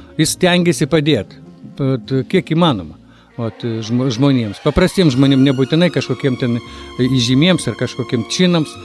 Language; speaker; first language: Lithuanian; non-native, local second language; Russian